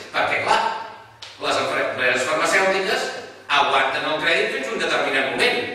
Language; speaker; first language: Catalan; native; Catalan